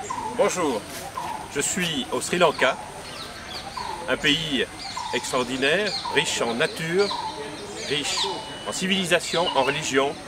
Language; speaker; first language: French; native; French